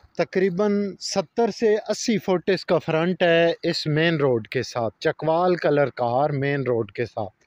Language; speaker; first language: Urdu; non-native, local second language; Punjabi